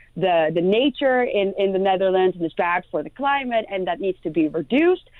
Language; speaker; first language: English; non-native, fluent; Dutch